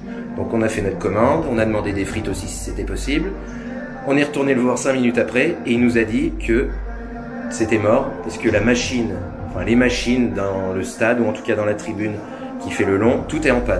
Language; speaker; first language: French; native; French